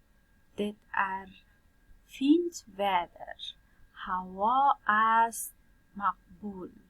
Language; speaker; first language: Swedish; non-native, fluent; Persian